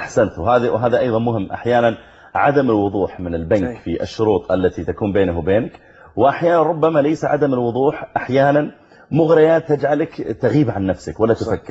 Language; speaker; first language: Arabic; native; Arabic